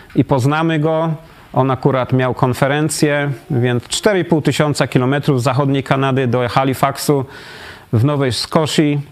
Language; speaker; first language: Polish; native; Polish